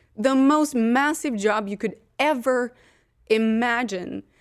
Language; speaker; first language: English; non-native, fluent; Swedish